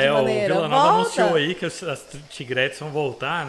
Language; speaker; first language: Portuguese; native; Portuguese